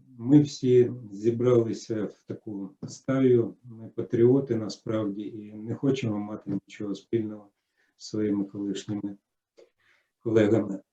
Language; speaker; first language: Ukrainian; native; Ukrainian